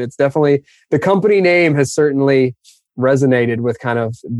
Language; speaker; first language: English; native; English